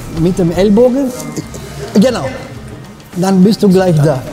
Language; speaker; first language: German; non-native, fluent; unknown